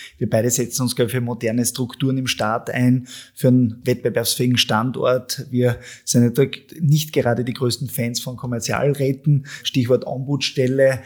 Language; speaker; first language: German; native; German